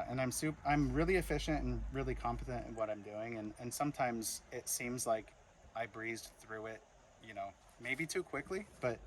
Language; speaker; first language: English; native; English